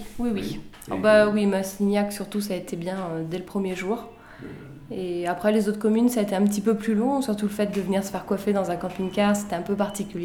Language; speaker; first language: French; native; French